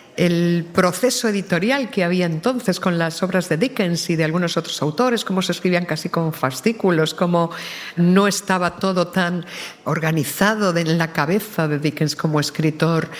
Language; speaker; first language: Spanish; native; Spanish